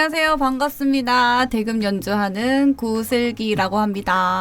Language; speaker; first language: Korean; native; Korean